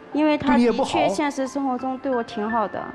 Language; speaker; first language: Chinese; native; Chinese